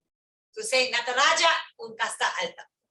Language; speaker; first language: Spanish; early bilingual, heritage; English